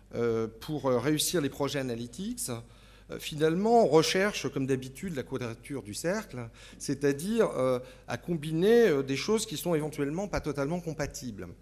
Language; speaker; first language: French; native; French